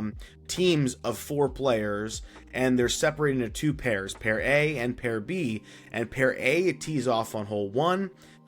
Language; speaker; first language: English; native; English